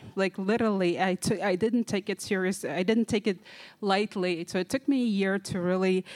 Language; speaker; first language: English; non-native, fluent; Kazakh